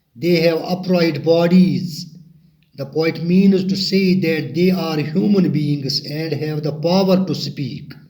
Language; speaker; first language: English; non-native, local second language; Urdu